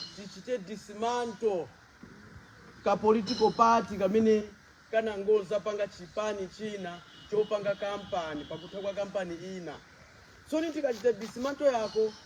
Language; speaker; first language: Nyanja; native; Nyanja